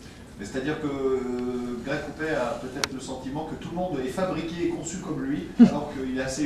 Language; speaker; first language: French; native; French